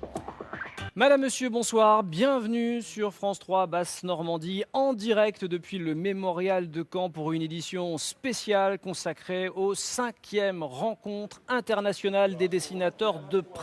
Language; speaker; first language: French; native; French